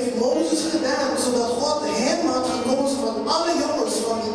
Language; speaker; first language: Dutch; non-native, local second language; Papiamento